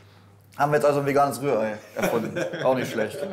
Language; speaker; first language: German; native; German